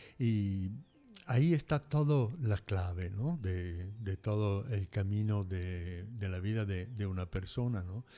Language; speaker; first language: Spanish; non-native, fluent; Italian